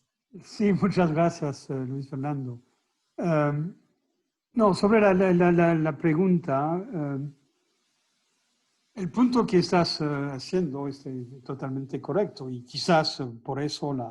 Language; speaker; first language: Spanish; non-native, fluent; French